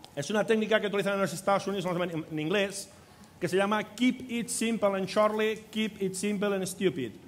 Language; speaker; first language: Spanish; native; Spanish